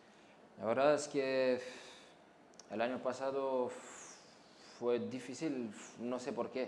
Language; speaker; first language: Spanish; non-native, learner; Arabic